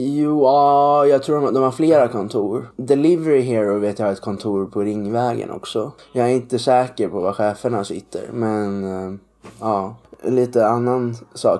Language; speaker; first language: Swedish; native; Swedish